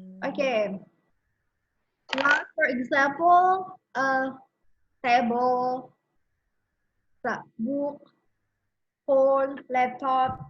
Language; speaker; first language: English; non-native, fluent; Indonesian